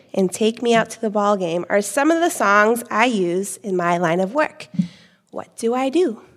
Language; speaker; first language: English; native; English